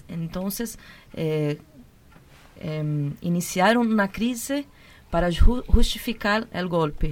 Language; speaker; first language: Spanish; non-native, learner; Portuguese